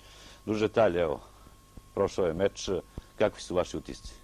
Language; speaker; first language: Bosnian; native; Bosnian